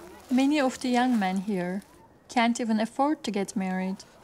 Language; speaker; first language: English; non-native, fluent; Turkish